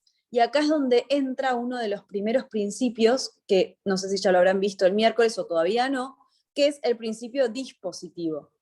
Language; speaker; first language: Spanish; native; Spanish